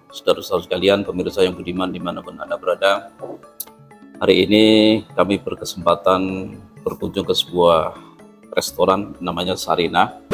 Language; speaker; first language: Indonesian; native; Indonesian